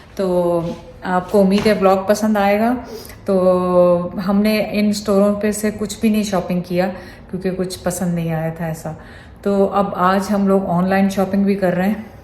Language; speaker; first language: Urdu; native; Urdu